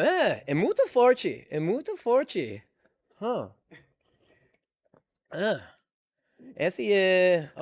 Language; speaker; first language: Portuguese; non-native, learner; English